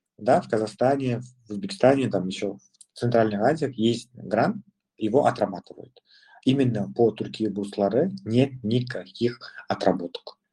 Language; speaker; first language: Russian; non-native, local second language; Kazakh